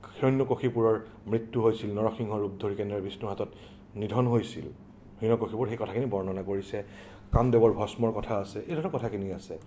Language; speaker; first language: Assamese; native; Assamese